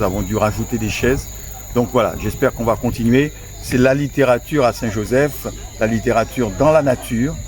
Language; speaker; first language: French; native; French